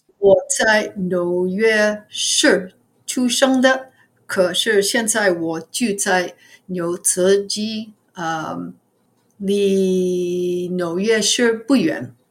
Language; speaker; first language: Chinese; non-native, fluent; English